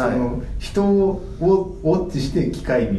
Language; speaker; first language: Japanese; native; Japanese